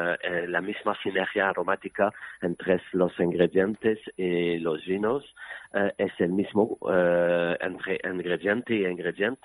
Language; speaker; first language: Spanish; non-native, learner; French